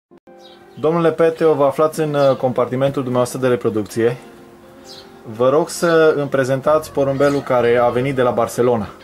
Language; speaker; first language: Romanian; native; Romanian